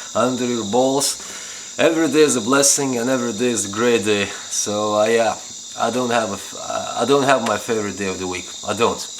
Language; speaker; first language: English; non-native, fluent; Lithuanian